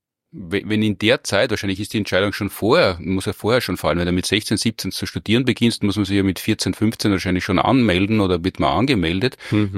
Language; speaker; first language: German; native; German